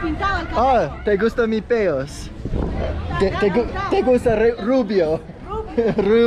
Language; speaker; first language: Spanish; non-native, learner; English